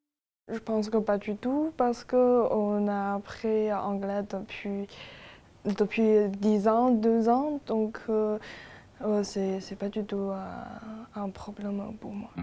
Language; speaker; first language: French; non-native, learner; Chinese